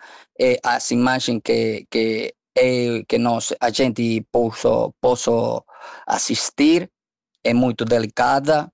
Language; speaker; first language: Portuguese; non-native, fluent; Spanish